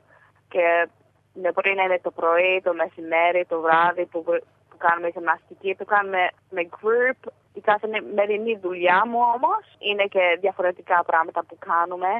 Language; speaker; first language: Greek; early bilingual, heritage; Greek